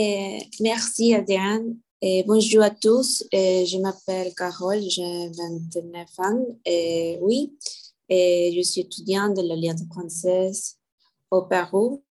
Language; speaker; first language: French; non-native, learner; Spanish